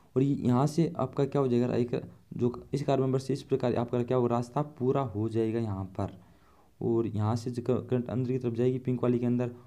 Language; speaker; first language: Hindi; native; Hindi